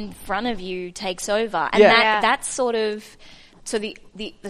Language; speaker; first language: English; native; English